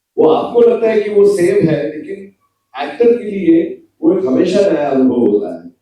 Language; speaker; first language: Hindi; non-native, local second language; Gujarati